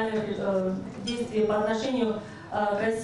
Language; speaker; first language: Russian; native; Russian